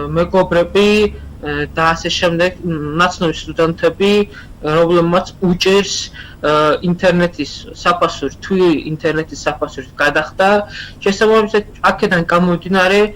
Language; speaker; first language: Georgian; non-native, local second language; Azerbaijani